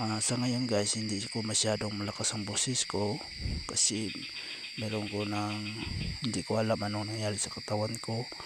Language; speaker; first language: Filipino; non-native, local second language; Cebuano